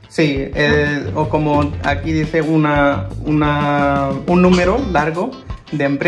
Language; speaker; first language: Spanish; non-native, learner; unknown